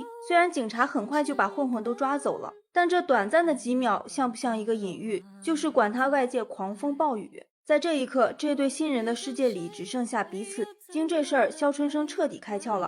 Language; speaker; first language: Chinese; native; Chinese